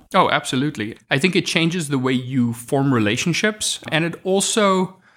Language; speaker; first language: English; non-native, local second language; Afrikaans